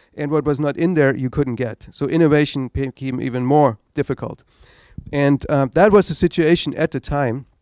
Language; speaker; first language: English; non-native, fluent; German